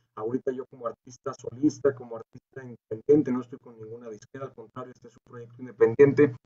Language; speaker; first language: Spanish; native; Spanish